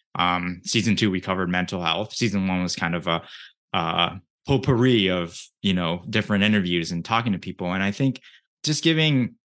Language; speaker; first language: English; early bilingual, other home language; Japanese